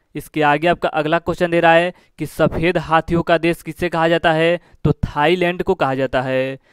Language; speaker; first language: Hindi; native; Hindi